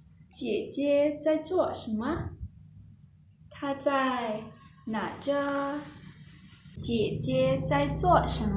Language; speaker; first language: Chinese; non-native, learner; Indonesian